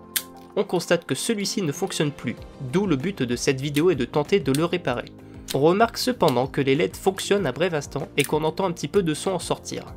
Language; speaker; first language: French; native; French